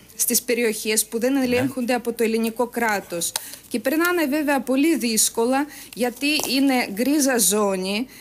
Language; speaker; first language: Greek; non-native, fluent; Ukrainian